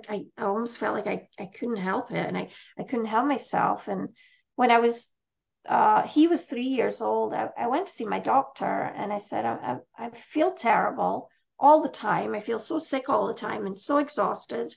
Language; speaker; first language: English; native; English